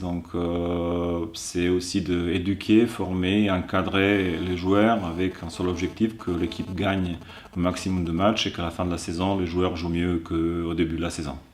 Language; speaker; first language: French; non-native, fluent; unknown